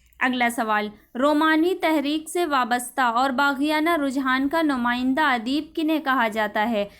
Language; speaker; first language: Urdu; native; Urdu